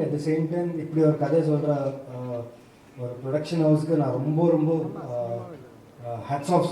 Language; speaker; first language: Tamil; non-native, fluent; Telugu